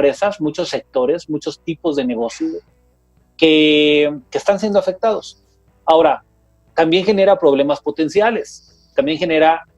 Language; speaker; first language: Spanish; native; Spanish